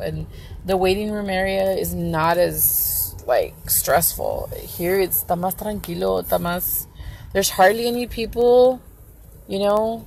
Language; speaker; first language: English; early bilingual, other home language; Spanish